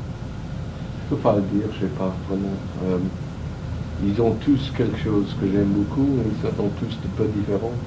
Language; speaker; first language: French; non-native, fluent; English